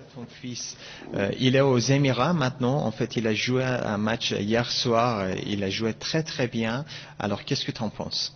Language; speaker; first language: French; non-native, fluent; Persian